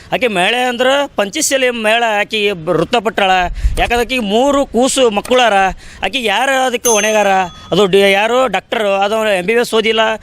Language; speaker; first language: Kannada; native; Kannada